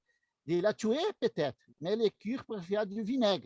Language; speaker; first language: French; non-native, learner; Portuguese